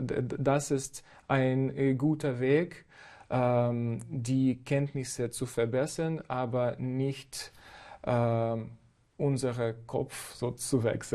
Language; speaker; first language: German; non-native, fluent; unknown